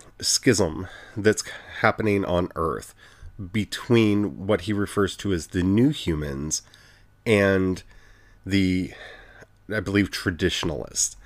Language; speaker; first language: English; native; English